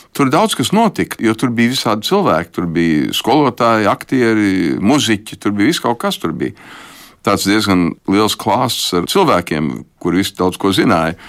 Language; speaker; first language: Latvian; early bilingual, heritage; Latvian